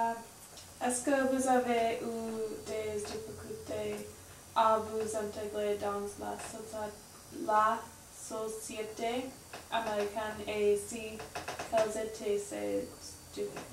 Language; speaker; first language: French; non-native, learner; English